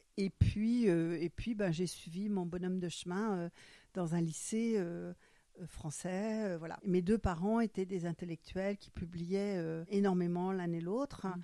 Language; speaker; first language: French; non-native, fluent; German